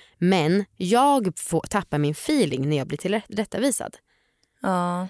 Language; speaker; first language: Swedish; native; Swedish